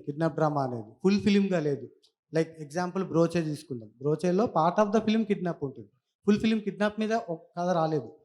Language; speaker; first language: Telugu; native; Telugu